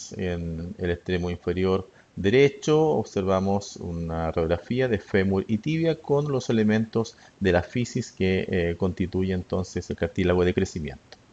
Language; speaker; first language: Spanish; native; Spanish